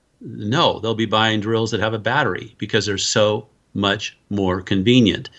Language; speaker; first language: English; native; English